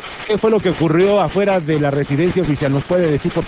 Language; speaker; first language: Spanish; native; Spanish